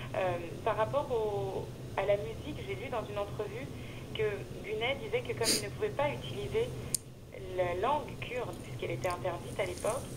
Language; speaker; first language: French; native; French